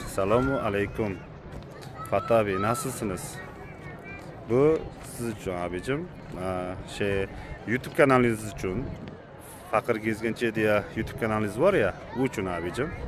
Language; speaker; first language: Turkish; non-native, learner; Uzbek